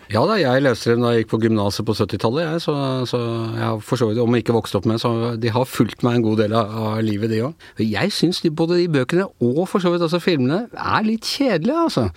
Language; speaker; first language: Norwegian; native; Norwegian